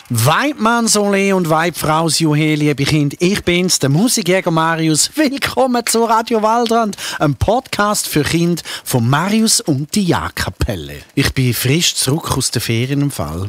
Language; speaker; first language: German; native; German